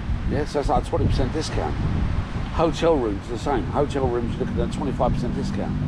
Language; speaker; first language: English; native; English